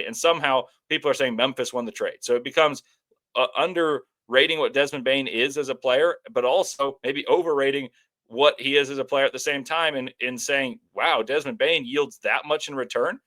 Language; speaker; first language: English; native; English